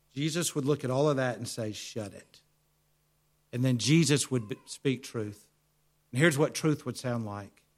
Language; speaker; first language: English; native; English